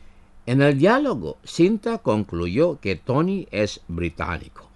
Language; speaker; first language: Spanish; non-native, fluent; Indonesian